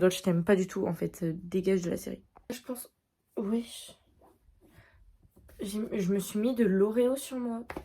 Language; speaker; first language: French; native; French